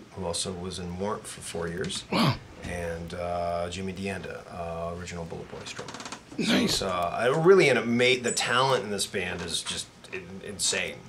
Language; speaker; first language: English; native; English